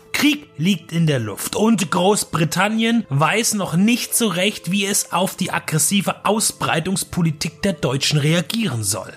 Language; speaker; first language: German; native; German